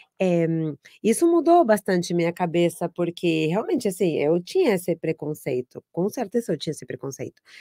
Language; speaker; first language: Portuguese; non-native, fluent; Spanish